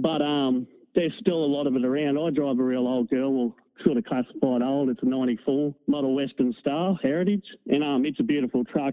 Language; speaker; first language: English; native; English